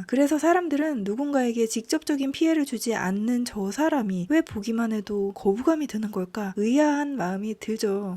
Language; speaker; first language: Korean; native; Korean